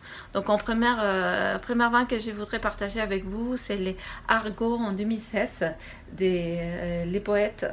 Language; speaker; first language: French; non-native, fluent; Spanish